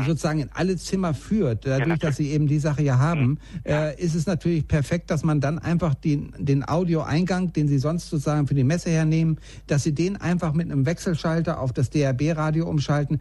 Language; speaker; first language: German; native; German